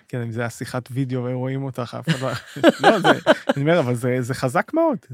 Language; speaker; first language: Hebrew; native; Hebrew